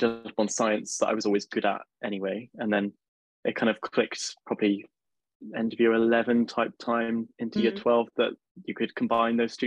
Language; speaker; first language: English; native; English